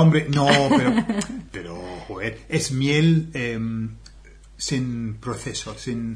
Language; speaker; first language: Spanish; non-native, fluent; English